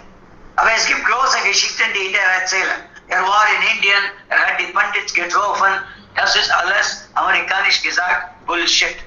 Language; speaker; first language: German; non-native, fluent; Tamil